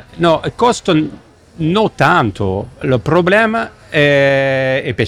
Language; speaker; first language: Italian; non-native, learner; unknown